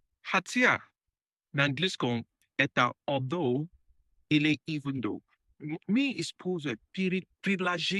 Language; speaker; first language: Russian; non-native, learner; English